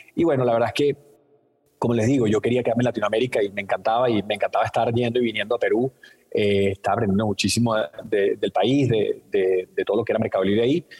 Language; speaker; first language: Spanish; native; Spanish